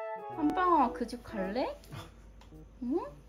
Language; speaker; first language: Korean; native; Korean